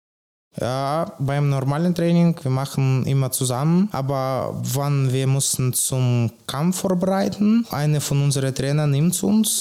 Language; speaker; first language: German; non-native, learner; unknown